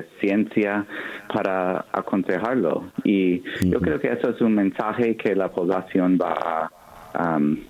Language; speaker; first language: Spanish; non-native, fluent; English